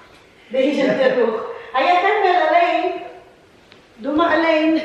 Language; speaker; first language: Dutch; non-native, learner; Filipino